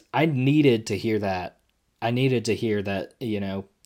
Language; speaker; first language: English; native; English